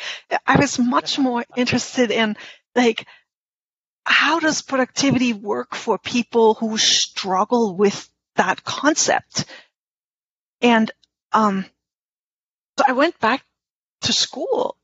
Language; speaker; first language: English; non-native, fluent; German